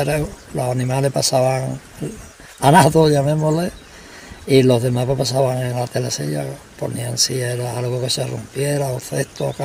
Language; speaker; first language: Spanish; native; Spanish